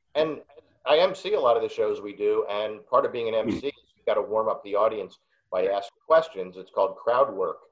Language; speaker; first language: English; native; English